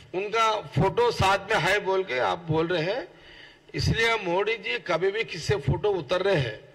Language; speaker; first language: Hindi; non-native, local second language; Telugu